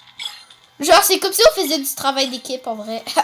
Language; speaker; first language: French; native; French